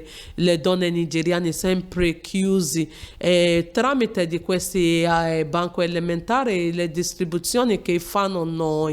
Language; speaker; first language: Italian; non-native, learner; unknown